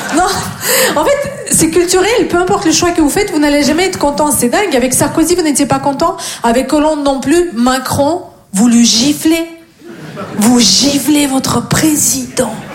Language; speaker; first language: French; non-native, fluent; Russian